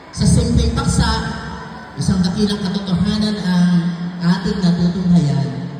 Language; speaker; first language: Filipino; non-native, local second language; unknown